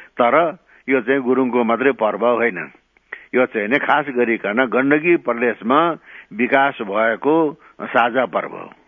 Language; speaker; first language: Nepali; non-native, local second language; Gurung